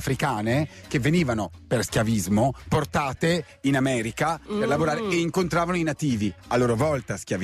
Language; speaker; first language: Italian; native; Italian